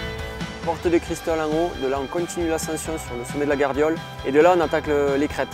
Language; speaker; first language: French; native; French